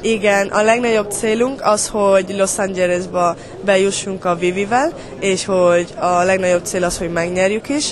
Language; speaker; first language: Hungarian; early bilingual, heritage; Hungarian